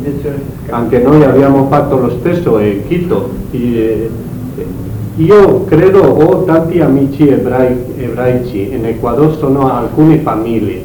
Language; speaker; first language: Italian; non-native, learner; Spanish